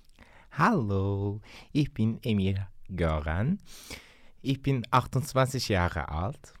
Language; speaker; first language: German; non-native, learner; Turkish